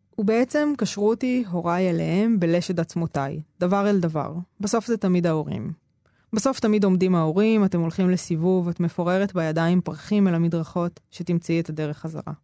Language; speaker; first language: Hebrew; native; Hebrew